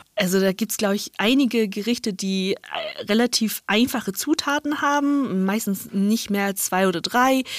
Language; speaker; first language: German; non-native, fluent; Chinese